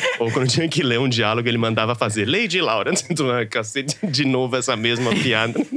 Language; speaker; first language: Portuguese; native; Portuguese